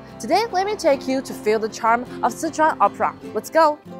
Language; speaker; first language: English; non-native, fluent; Chinese